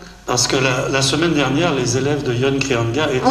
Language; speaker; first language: French; native; French